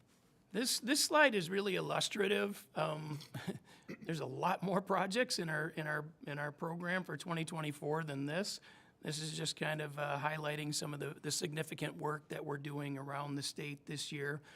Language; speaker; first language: English; native; English